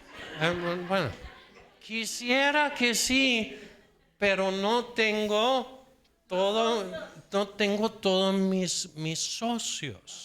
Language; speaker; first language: Spanish; non-native, fluent; Danish